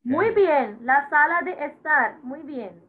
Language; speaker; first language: Spanish; non-native, fluent; Hindi